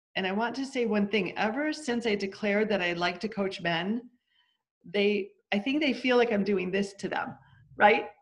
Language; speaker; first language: English; native; English